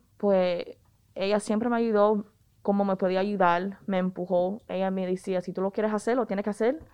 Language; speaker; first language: Spanish; early bilingual, heritage; Spanish